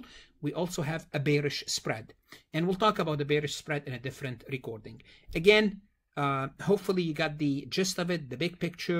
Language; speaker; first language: English; non-native, fluent; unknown